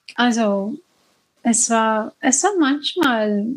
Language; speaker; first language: German; non-native, fluent; English